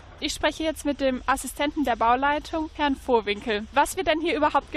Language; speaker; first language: German; native; German